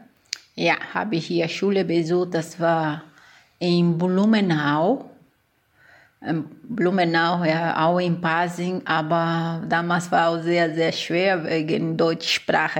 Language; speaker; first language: German; early bilingual, other home language; Portuguese